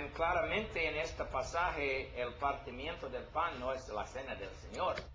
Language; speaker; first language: Spanish; non-native, learner; English